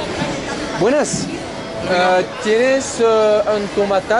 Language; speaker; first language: Spanish; non-native, learner; French